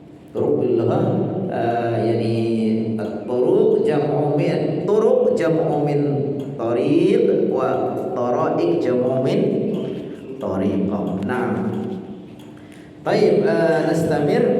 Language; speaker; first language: Arabic; non-native, fluent; Indonesian